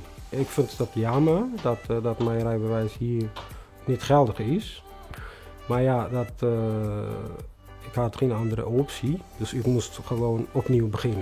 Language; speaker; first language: Dutch; non-native, fluent; Tigrinya